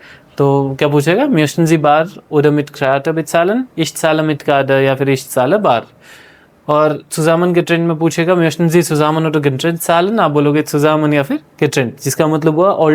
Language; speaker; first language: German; non-native, fluent; Hindi